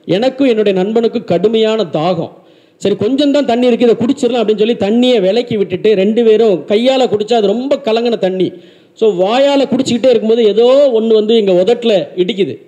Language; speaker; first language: Tamil; native; Tamil